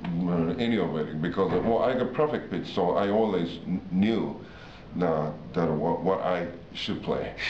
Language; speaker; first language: English; non-native, fluent; Japanese